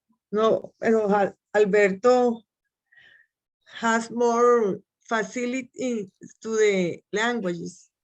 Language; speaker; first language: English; non-native, learner; Spanish